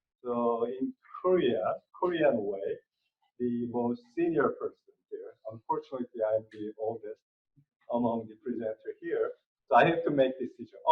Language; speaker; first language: English; non-native, fluent; Korean